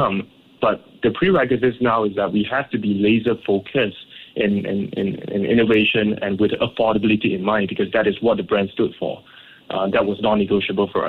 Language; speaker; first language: English; non-native, local second language; Cantonese